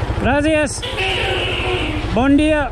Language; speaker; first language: Spanish; non-native, learner; English